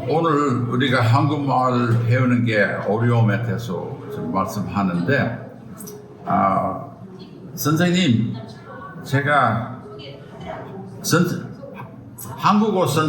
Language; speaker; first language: Korean; non-native, fluent; English